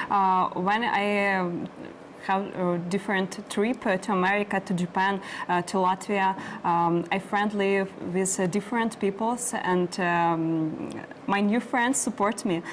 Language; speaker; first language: English; non-native, learner; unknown